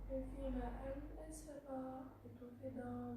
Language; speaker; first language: French; non-native, learner; Italian